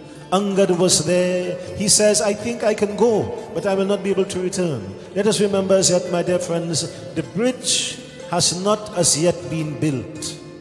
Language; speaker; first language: English; native; English